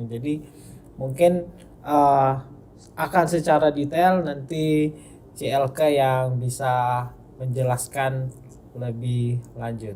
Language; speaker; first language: Indonesian; native; Indonesian